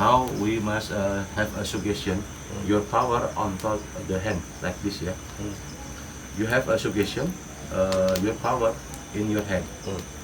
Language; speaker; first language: English; non-native, learner; Indonesian